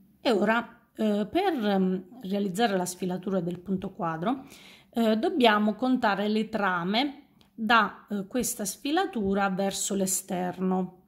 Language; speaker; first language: Italian; native; Italian